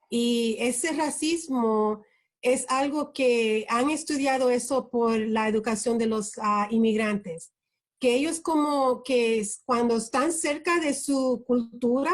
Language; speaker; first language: Spanish; early bilingual, heritage; Spanish